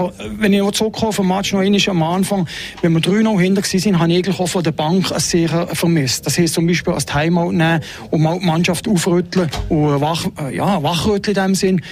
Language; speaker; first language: German; native; German